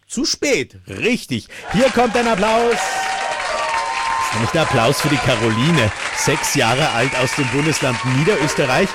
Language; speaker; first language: German; native; German